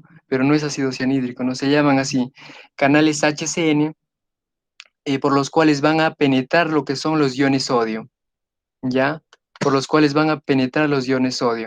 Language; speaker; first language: Spanish; native; Spanish